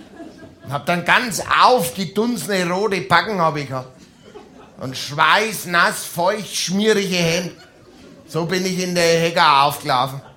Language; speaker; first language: German; native; German